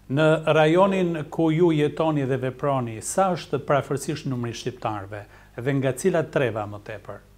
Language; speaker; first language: Albanian; native; Albanian